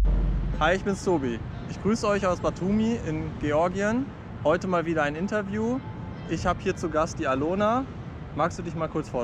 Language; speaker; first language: German; native; German